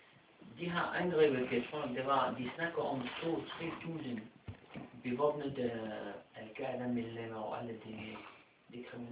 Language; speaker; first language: Danish; non-native, fluent; Arabic